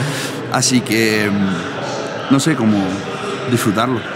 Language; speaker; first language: Spanish; native; Spanish